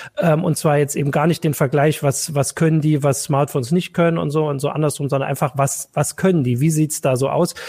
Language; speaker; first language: German; native; German